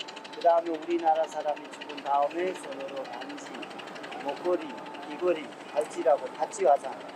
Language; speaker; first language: Korean; non-native, fluent; Hindi